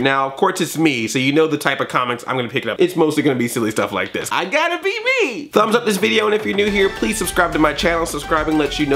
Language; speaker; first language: English; native; English